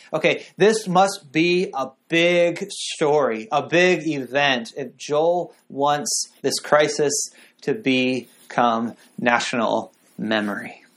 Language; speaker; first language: English; native; English